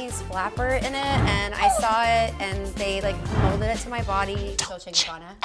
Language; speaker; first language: English; native; English